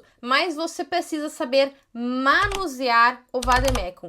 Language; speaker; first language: Portuguese; native; Portuguese